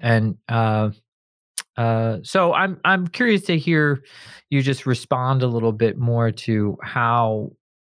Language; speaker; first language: English; native; English